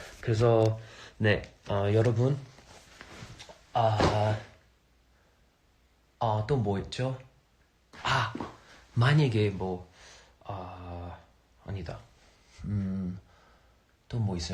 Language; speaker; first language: Korean; non-native, fluent; English